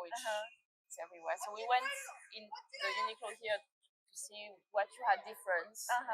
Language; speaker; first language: English; non-native, learner; French